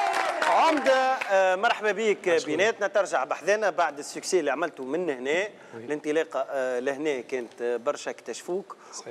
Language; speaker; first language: Arabic; native; Arabic